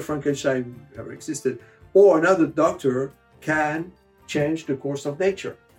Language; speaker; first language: English; non-native, fluent; French